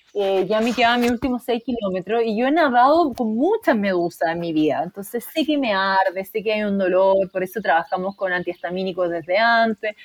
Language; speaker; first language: Spanish; native; Spanish